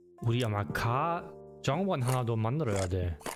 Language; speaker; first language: Korean; non-native, learner; German